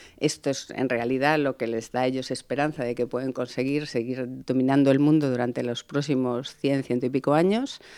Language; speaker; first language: Spanish; native; Spanish